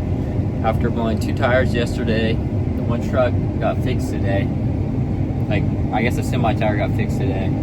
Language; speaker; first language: English; native; English